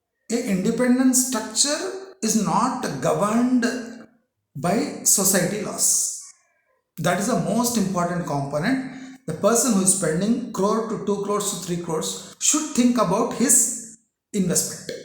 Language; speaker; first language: English; non-native, local second language; Telugu